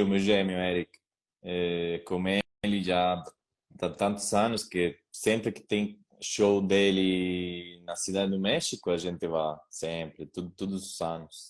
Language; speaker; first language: Portuguese; non-native, learner; Spanish